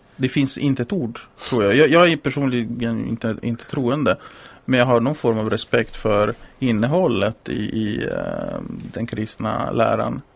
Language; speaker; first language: Swedish; non-native, fluent; Italian